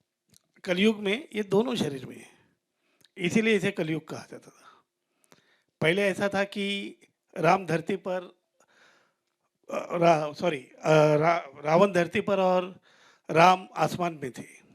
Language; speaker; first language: Hindi; native; Hindi